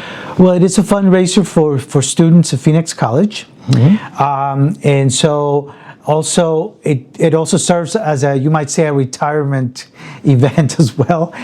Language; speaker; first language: English; early bilingual, other home language; Spanish